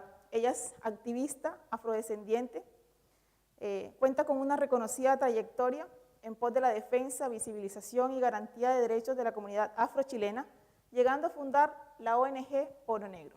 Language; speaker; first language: Spanish; native; Spanish